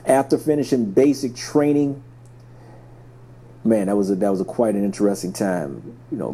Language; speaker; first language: English; native; English